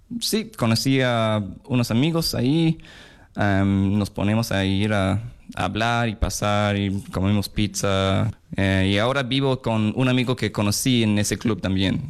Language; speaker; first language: Spanish; non-native, fluent; English